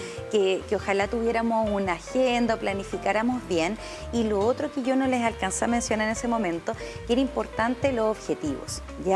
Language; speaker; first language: Spanish; native; Spanish